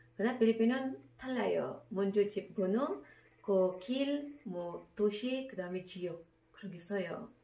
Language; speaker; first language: Korean; non-native, learner; Filipino